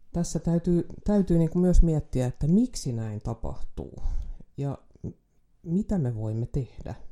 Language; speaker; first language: Finnish; non-native, local second language; Swedish